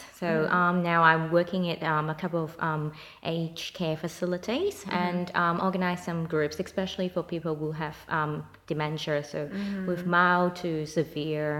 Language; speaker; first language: English; non-native, local second language; Cantonese